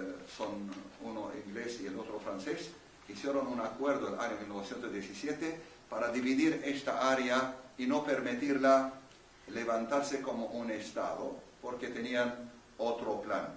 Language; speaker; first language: Spanish; non-native, fluent; Arabic